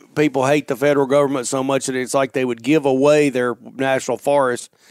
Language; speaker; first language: English; native; English